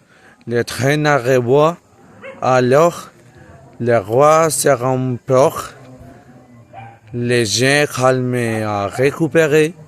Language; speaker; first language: French; non-native, learner; Spanish